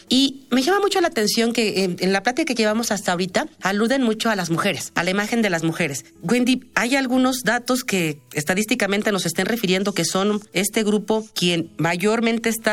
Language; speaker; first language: Spanish; native; Spanish